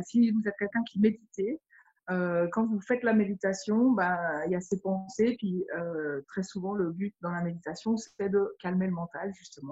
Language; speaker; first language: French; native; French